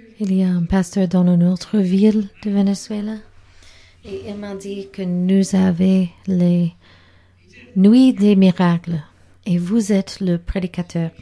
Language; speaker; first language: French; non-native, learner; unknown